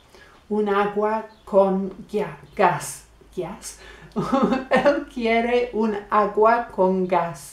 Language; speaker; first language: Spanish; non-native, fluent; English